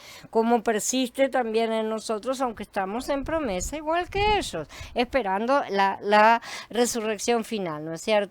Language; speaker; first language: Spanish; native; Spanish